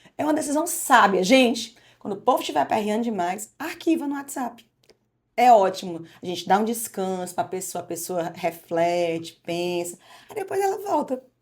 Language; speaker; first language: Portuguese; native; Portuguese